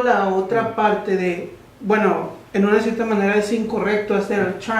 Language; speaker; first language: Spanish; native; Spanish